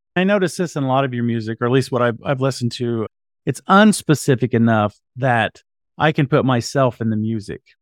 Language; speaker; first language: English; native; English